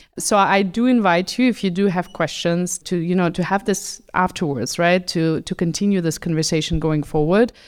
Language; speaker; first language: English; non-native, fluent; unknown